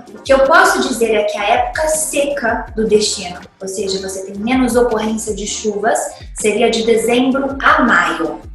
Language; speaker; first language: Portuguese; native; Portuguese